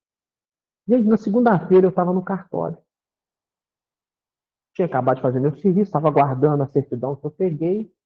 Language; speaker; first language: Portuguese; native; Portuguese